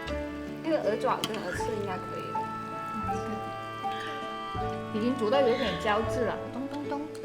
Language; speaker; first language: Chinese; non-native, local second language; Cantonese